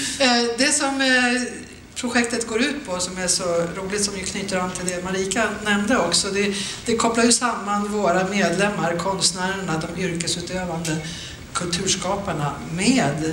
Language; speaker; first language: Swedish; native; Swedish